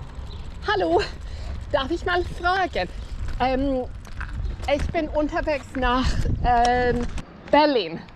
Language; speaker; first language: German; non-native, learner; English